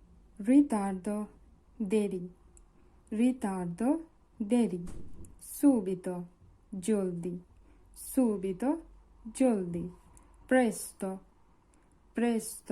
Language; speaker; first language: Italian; non-native, learner; Bangla